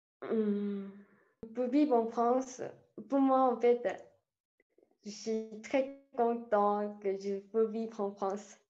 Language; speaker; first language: French; non-native, learner; Korean